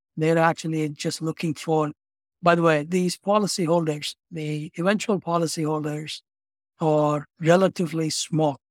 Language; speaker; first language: English; non-native, local second language; Tamil